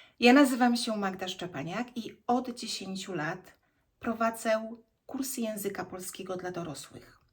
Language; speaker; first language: Polish; native; Polish